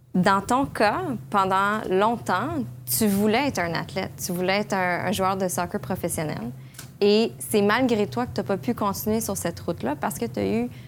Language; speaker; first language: French; native; French